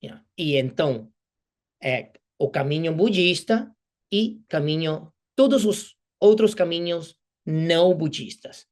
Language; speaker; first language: Portuguese; non-native, fluent; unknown